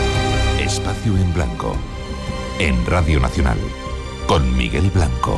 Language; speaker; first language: Spanish; native; Spanish